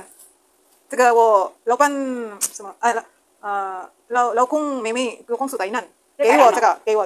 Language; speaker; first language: Chinese; non-native, learner; Cebuano